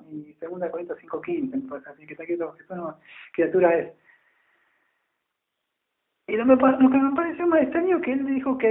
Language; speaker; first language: Spanish; native; Spanish